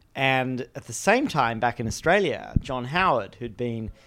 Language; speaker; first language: English; native; English